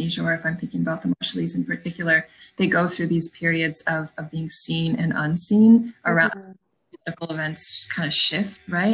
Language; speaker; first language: English; native; English